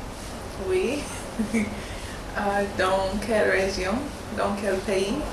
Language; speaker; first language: French; non-native, learner; English